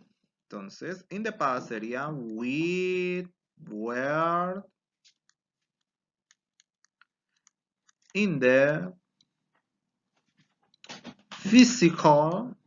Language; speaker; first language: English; non-native, fluent; Spanish